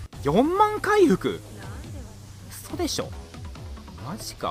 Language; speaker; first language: Japanese; native; Japanese